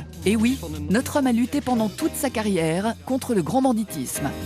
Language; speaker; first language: French; native; French